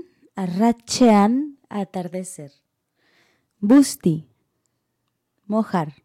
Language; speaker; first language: Basque; non-native, learner; Spanish